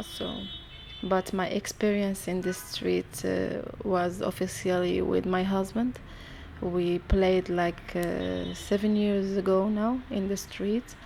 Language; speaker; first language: English; non-native, learner; Arabic